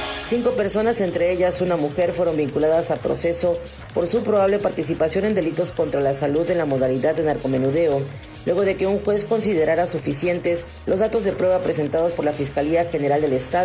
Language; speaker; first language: Spanish; native; Spanish